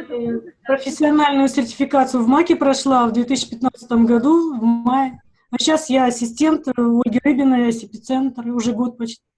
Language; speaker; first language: Russian; native; Russian